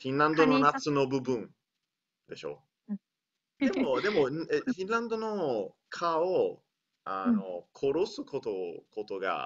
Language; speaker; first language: Japanese; non-native, learner; Italian